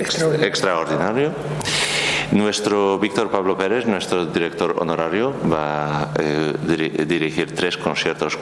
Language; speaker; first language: Spanish; non-native, learner; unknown